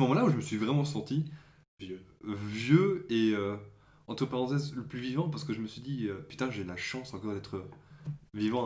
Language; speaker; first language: French; native; French